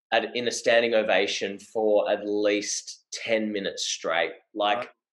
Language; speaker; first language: English; native; English